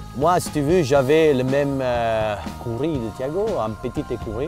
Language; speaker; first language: French; non-native, fluent; Italian